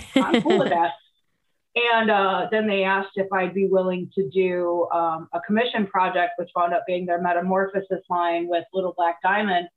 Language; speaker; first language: English; native; English